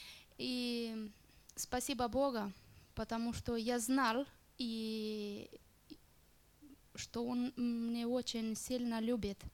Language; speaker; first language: Russian; non-native, learner; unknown